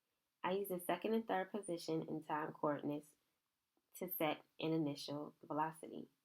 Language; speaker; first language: English; native; English